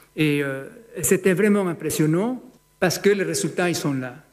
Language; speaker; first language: French; non-native, fluent; Spanish